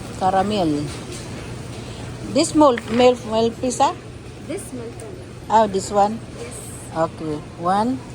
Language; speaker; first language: English; non-native, learner; Filipino